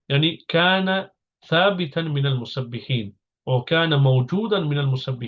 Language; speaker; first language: Arabic; non-native, fluent; English